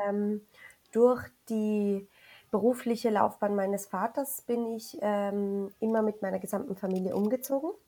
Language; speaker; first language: German; early bilingual, other home language; Spanish